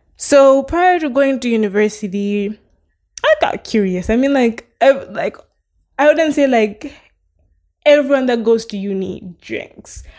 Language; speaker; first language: English; non-native, local second language; Nyanja